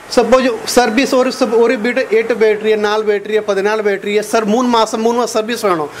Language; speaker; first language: Malayalam; non-native, learner; Hindi